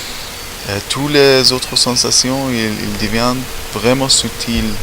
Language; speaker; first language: French; non-native, learner; English